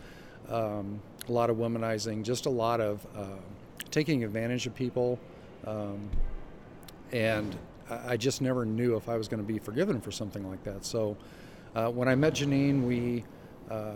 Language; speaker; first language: English; native; English